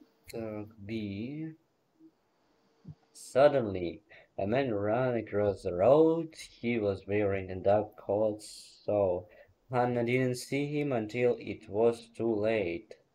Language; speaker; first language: English; non-native, learner; Ukrainian